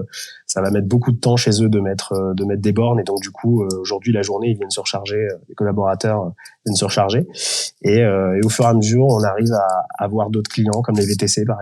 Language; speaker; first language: French; native; French